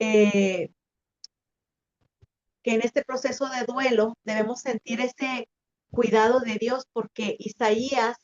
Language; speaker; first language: Spanish; native; Spanish